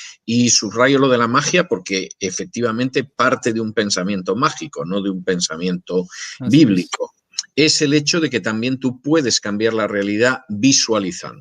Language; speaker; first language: Spanish; native; Spanish